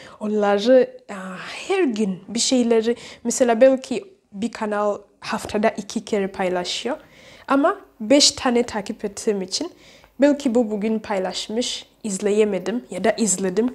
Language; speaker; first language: Turkish; non-native, learner; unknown